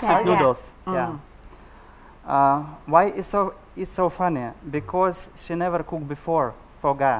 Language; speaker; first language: English; non-native, learner; Russian